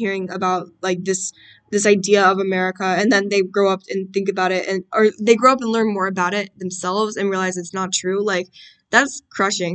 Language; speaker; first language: English; native; English